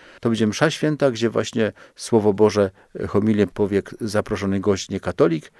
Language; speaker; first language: Polish; native; Polish